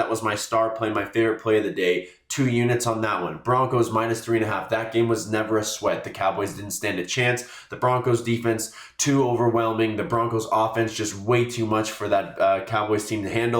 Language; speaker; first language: English; native; English